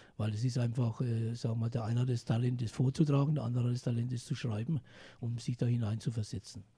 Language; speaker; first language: German; native; German